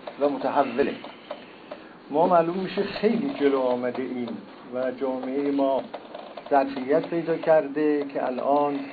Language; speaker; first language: Persian; non-native, local second language; Azerbaijani